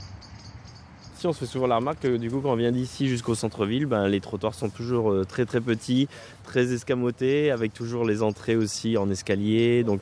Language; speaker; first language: French; native; French